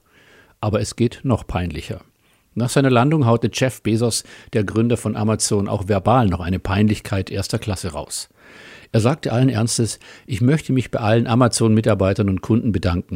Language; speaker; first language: German; native; German